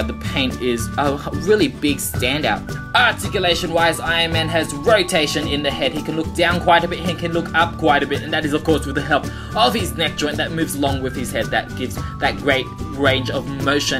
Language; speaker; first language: English; native; English